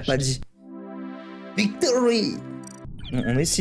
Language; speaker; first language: French; native; French